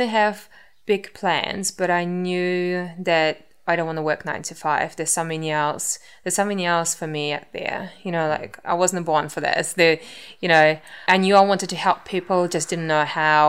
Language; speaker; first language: English; non-native, fluent; Russian